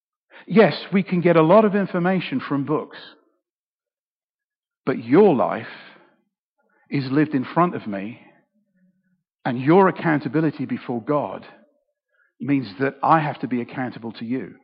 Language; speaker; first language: English; native; English